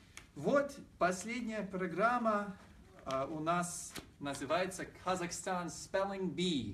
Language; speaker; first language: Russian; non-native, fluent; English